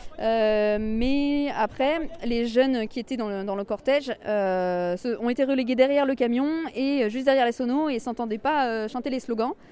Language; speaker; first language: French; native; French